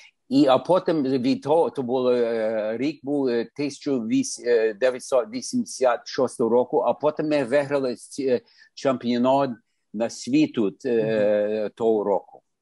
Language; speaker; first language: Ukrainian; early bilingual, heritage; Ukrainian